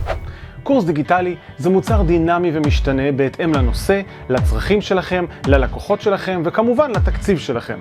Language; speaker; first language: Hebrew; native; Hebrew